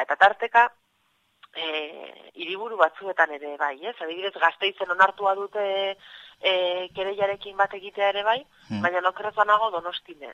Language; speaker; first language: Basque; native; Basque